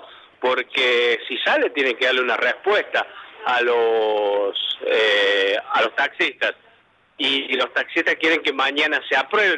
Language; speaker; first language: Spanish; native; Spanish